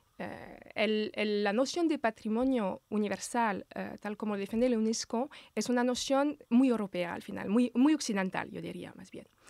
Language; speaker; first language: Spanish; non-native, fluent; French